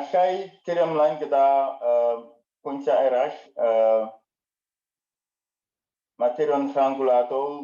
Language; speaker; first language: Welsh; non-native, learner; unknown